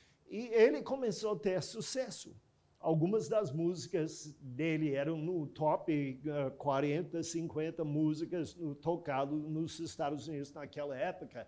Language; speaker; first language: Portuguese; non-native, fluent; English